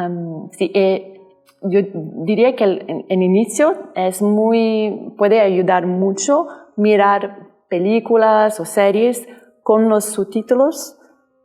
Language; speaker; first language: Spanish; non-native, learner; Portuguese